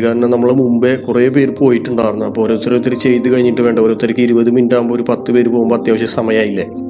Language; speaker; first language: Malayalam; native; Malayalam